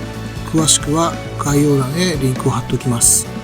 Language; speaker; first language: Japanese; native; Japanese